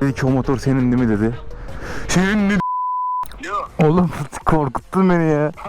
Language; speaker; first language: Turkish; native; Turkish